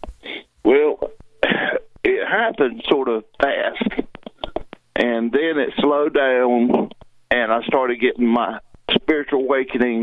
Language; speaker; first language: English; native; English